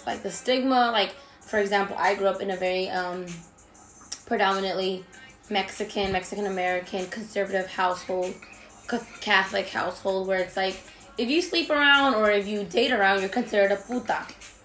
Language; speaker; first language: English; native; English